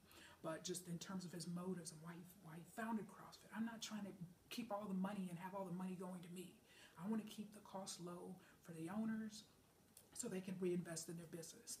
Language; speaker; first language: English; native; English